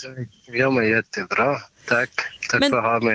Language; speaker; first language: Swedish; non-native, fluent; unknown